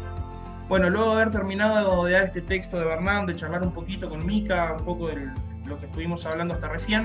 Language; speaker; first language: Spanish; native; Spanish